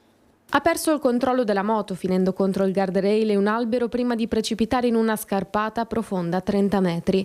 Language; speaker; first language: Italian; native; Italian